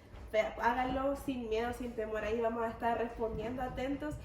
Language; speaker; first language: Spanish; native; Spanish